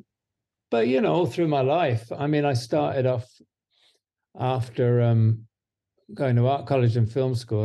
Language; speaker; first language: English; native; English